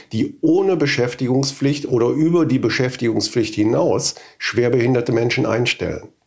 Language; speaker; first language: German; native; German